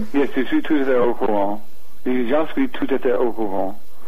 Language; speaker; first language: French; non-native, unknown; English